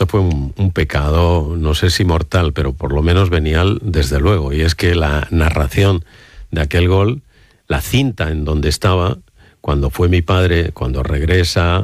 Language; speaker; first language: Spanish; native; Spanish